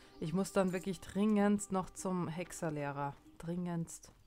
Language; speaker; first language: German; native; German